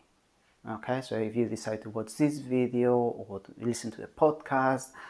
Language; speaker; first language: English; non-native, fluent; Spanish